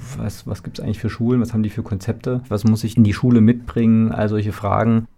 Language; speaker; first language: German; native; German